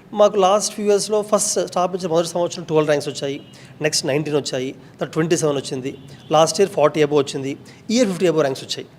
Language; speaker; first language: Telugu; native; Telugu